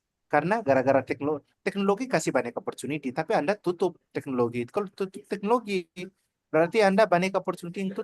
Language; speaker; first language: Indonesian; non-native, learner; Nepali